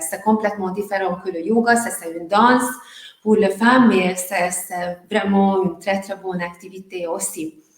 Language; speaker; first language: French; non-native, learner; Hungarian